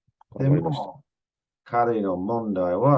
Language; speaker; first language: Japanese; non-native, fluent; English